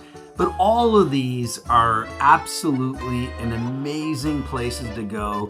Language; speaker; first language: English; native; English